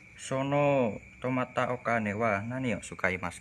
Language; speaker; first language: Japanese; non-native, learner; Indonesian